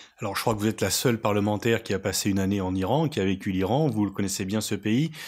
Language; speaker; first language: French; native; French